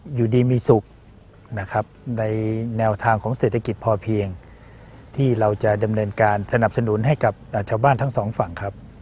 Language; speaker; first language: Thai; native; Thai